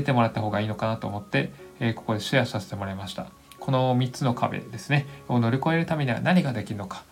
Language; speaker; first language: Japanese; native; Japanese